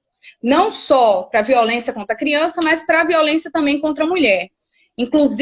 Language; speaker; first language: Portuguese; native; Portuguese